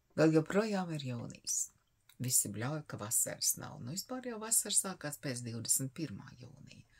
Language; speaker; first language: Latvian; native; Latvian